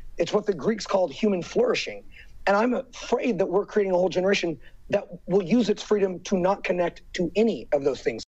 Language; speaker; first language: English; native; English